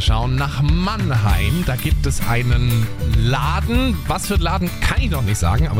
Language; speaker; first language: German; native; German